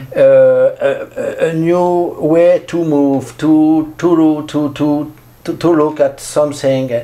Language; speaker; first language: English; non-native, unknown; French